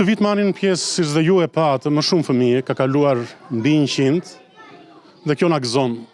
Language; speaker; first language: Albanian; native; Albanian